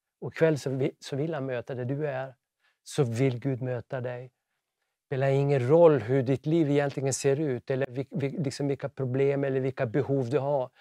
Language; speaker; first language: Swedish; native; Swedish